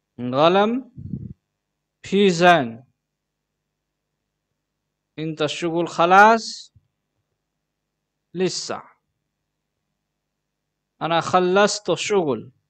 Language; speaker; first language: Arabic; non-native, learner; Urdu